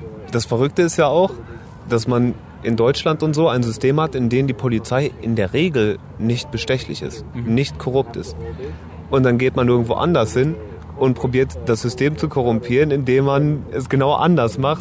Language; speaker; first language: German; native; German